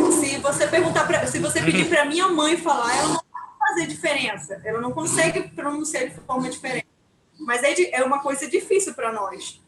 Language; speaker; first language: Portuguese; non-native, fluent; Spanish